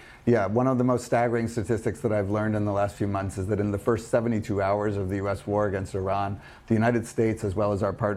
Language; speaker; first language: English; native; English